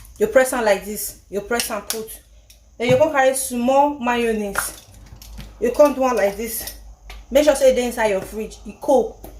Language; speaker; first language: Nigerian Pidgin; native; Nigerian Pidgin